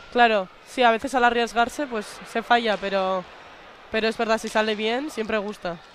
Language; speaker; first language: Spanish; native; Spanish